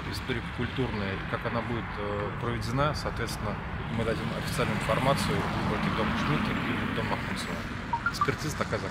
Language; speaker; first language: Russian; native; Russian